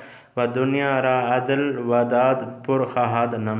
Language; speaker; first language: Persian; non-native, fluent; Urdu